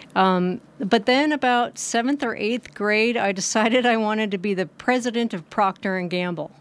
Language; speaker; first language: English; native; English